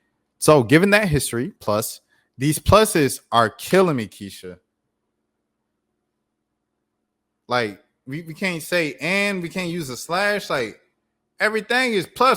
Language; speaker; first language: English; native; English